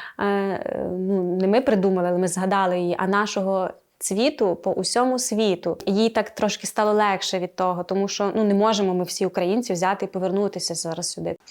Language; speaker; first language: Ukrainian; native; Ukrainian